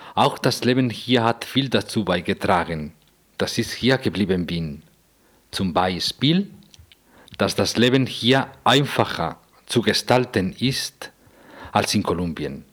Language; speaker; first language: German; non-native, fluent; Spanish